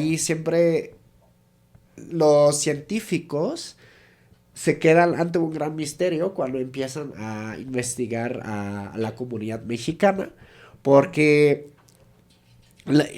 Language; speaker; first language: Spanish; native; Spanish